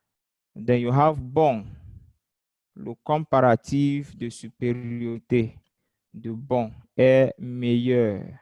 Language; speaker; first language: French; non-native, fluent; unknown